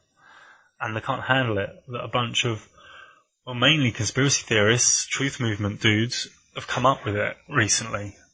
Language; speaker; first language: English; native; English